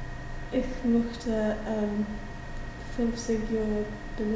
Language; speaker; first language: German; non-native, learner; English